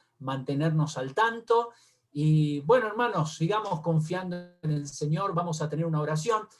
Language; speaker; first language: Spanish; native; Spanish